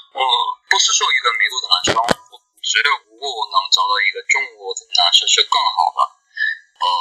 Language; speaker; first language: Chinese; non-native, learner; English